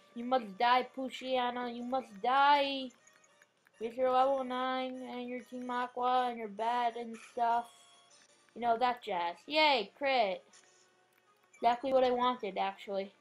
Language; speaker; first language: English; native; English